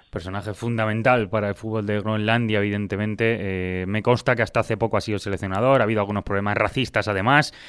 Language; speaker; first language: Spanish; native; Spanish